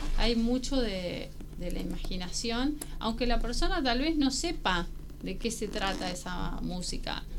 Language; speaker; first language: Spanish; native; Spanish